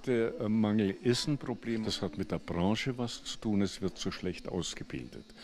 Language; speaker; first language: German; native; German